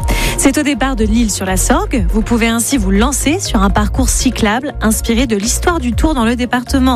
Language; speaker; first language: French; native; French